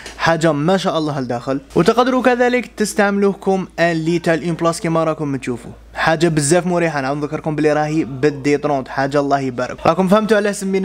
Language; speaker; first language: Arabic; native; Arabic